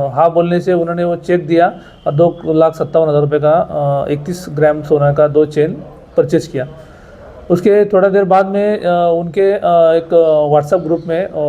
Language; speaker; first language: Hindi; non-native, local second language; Marathi